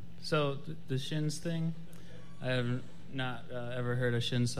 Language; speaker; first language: English; native; English